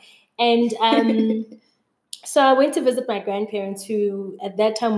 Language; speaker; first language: English; early bilingual, other home language; Zulu